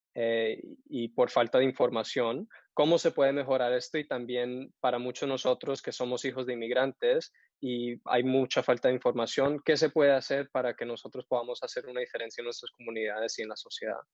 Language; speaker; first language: Spanish; early bilingual, heritage; Spanish